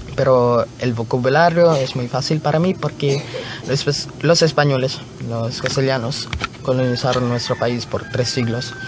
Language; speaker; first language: Spanish; non-native, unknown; Filipino